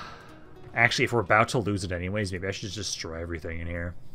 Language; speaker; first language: English; native; English